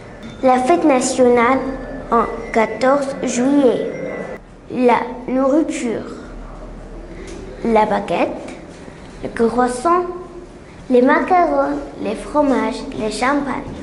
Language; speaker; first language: French; non-native, learner; Arabic